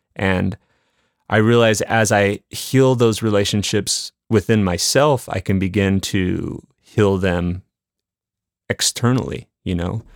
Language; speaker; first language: English; native; English